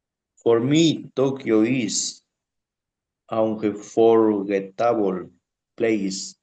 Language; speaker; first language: English; non-native, learner; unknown